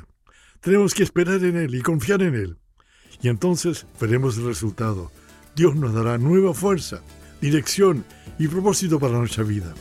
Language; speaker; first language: Spanish; non-native, fluent; English